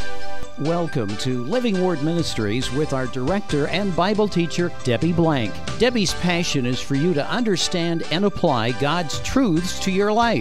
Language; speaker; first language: English; native; English